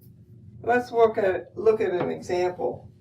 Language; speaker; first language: English; native; English